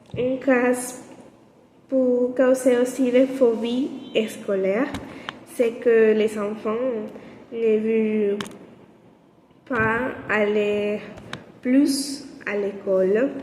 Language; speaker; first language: French; non-native, learner; Spanish